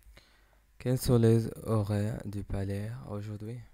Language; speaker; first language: French; non-native, learner; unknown